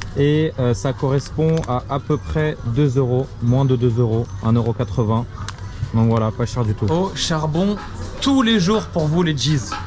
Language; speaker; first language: French; early bilingual, other home language; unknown